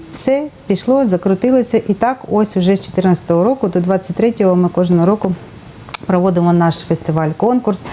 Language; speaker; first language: Ukrainian; native; Ukrainian